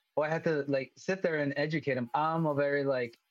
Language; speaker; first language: English; early bilingual, other home language; Spanish